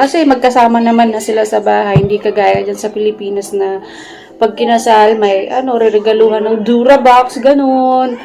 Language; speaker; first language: Filipino; native; Filipino